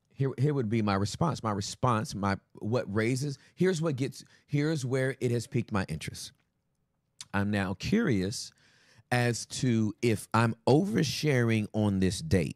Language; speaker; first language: English; native; English